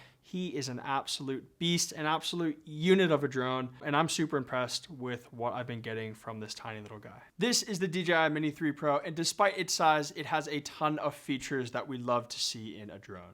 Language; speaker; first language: English; native; English